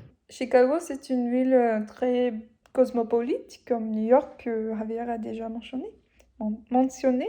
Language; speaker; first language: French; non-native, fluent; English